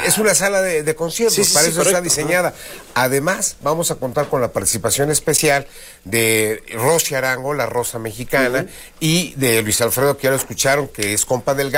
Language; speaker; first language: Spanish; native; Spanish